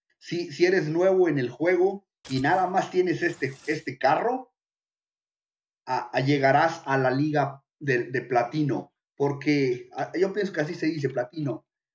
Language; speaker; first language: Spanish; native; Spanish